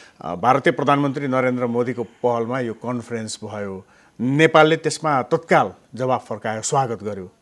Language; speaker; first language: Nepali; native; Nepali